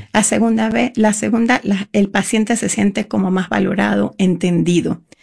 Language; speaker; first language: Spanish; native; Spanish